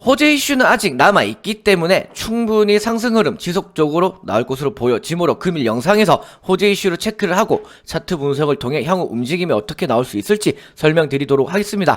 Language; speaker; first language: Korean; native; Korean